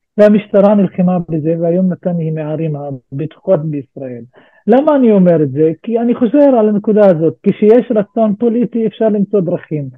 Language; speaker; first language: Hebrew; non-native, local second language; Arabic